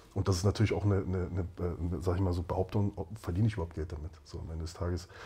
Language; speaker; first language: German; native; German